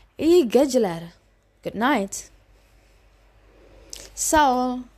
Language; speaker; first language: Turkish; non-native, learner; Indonesian